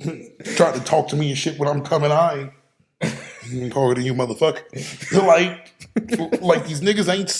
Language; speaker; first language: English; native; English